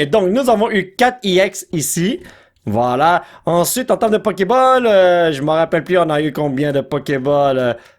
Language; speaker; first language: French; native; French